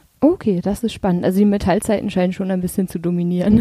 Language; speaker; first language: German; native; German